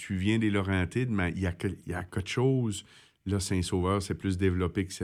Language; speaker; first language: French; native; French